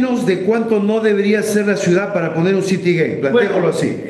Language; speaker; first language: Spanish; native; Spanish